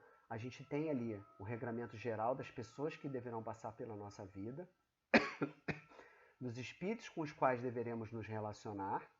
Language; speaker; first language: Portuguese; native; Portuguese